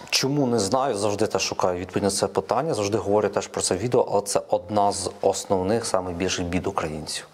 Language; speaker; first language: Ukrainian; non-native, local second language; Russian